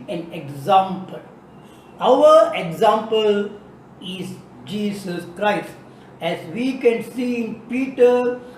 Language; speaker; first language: English; non-native, local second language; Tamil